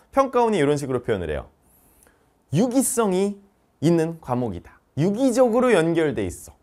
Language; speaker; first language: Korean; native; Korean